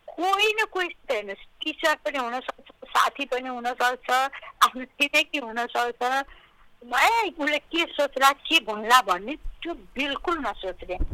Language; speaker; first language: Nepali; native; Nepali